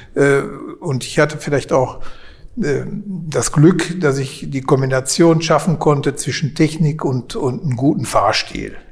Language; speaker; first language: German; native; German